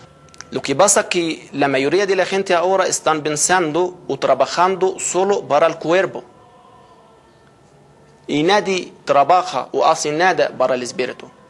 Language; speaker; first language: Spanish; non-native, fluent; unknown